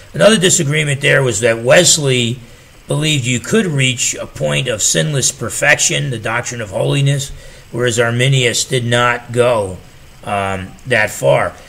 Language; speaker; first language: English; native; English